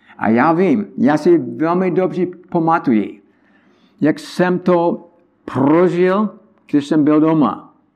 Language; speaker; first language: Czech; non-native, learner; English